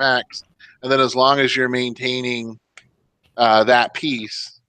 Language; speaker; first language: English; native; English